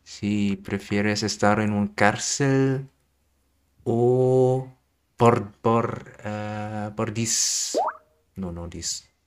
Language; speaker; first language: Spanish; non-native, learner; German